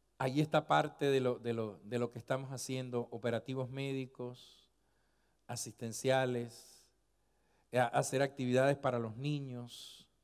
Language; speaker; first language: Spanish; native; Spanish